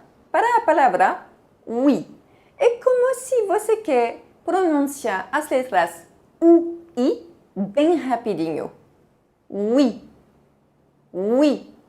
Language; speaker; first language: Portuguese; non-native, fluent; French